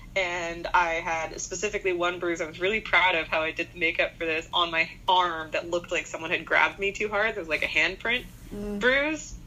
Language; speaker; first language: English; native; English